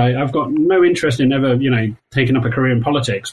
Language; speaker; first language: English; native; English